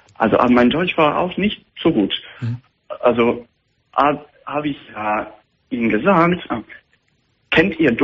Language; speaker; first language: German; non-native, fluent; English